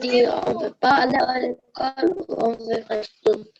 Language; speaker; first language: French; non-native, learner; Arabic